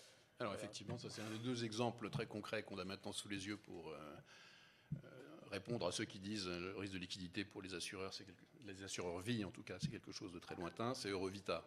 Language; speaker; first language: French; native; French